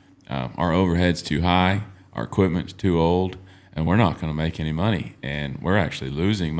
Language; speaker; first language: English; native; English